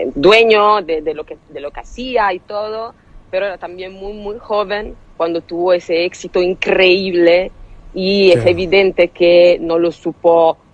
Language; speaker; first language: Spanish; non-native, fluent; Italian